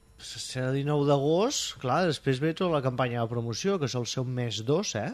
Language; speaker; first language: Catalan; native; Catalan